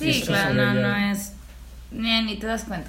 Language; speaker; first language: Spanish; native; Spanish